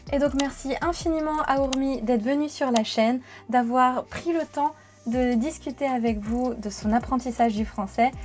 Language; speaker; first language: French; native; French